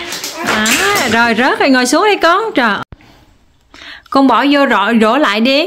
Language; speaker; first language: Vietnamese; native; Vietnamese